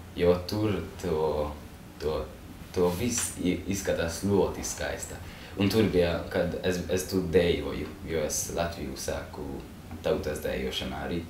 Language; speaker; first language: Latvian; non-native, learner; Hungarian